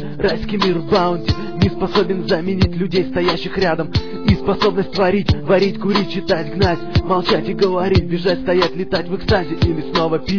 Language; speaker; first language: Russian; native; Russian